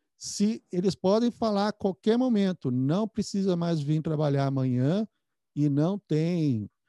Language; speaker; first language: Portuguese; native; Portuguese